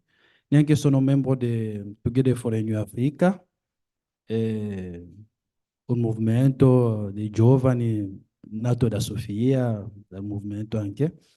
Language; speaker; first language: Italian; non-native, learner; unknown